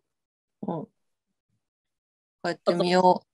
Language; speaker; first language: Japanese; native; Japanese